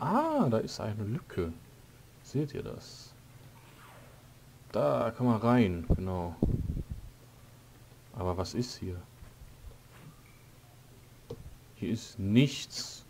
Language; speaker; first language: German; native; German